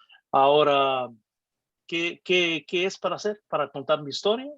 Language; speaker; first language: Spanish; non-native, fluent; Portuguese